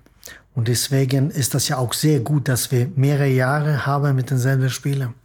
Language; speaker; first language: German; non-native, fluent; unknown